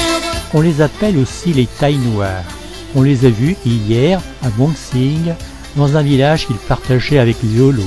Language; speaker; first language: French; native; French